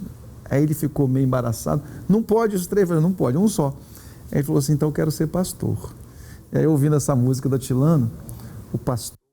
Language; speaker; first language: Portuguese; native; Portuguese